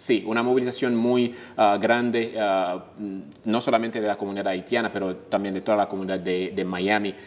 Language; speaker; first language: Spanish; non-native, fluent; Haitian Creole